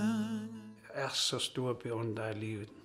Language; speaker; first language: Danish; non-native, local second language; Kalaallisut